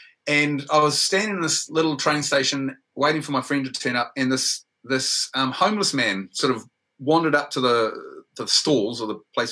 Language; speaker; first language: English; native; English